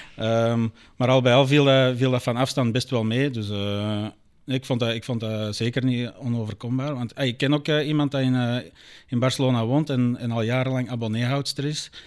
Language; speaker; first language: Dutch; native; Dutch